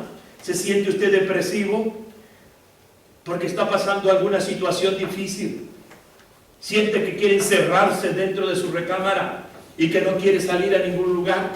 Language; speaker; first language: Spanish; native; Spanish